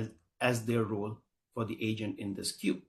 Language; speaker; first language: English; native; English